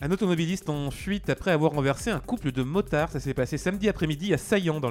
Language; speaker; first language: French; native; French